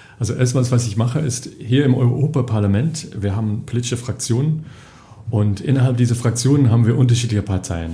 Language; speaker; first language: German; non-native, fluent; English